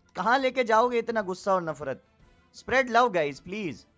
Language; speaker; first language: Hindi; native; Hindi